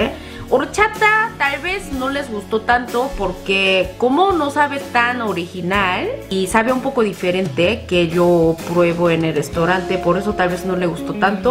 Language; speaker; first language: Spanish; non-native, fluent; Korean